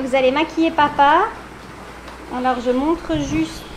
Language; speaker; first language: French; native; French